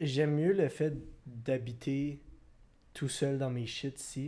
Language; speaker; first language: French; native; French